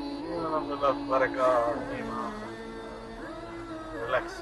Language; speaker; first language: English; non-native, fluent; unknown